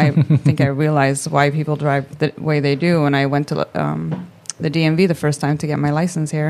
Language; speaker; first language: English; non-native, fluent; Swedish